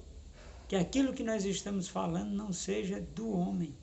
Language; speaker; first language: Portuguese; native; Portuguese